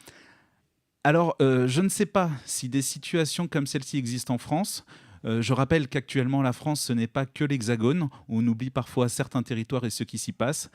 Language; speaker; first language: French; native; French